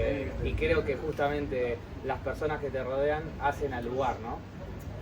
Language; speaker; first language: Spanish; native; Spanish